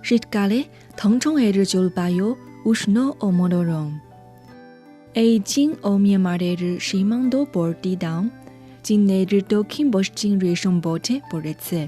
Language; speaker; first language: Bangla; non-native, fluent; Chinese